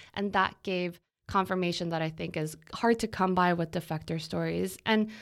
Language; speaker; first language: English; non-native, fluent; Korean